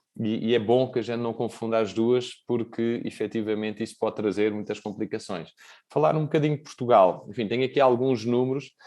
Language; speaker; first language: Portuguese; native; Portuguese